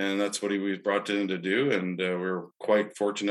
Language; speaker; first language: English; native; English